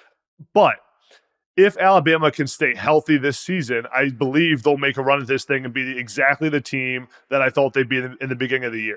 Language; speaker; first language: English; native; English